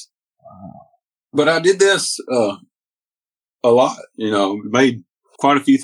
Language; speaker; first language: English; native; English